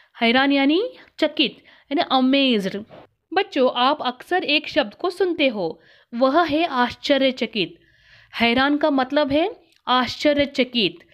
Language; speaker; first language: Hindi; non-native, local second language; Kannada